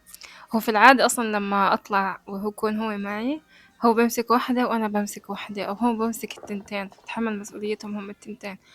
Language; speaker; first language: Arabic; native; Arabic